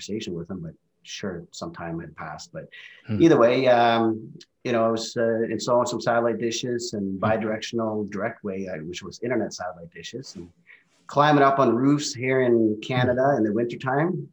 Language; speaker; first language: English; non-native, fluent; Norwegian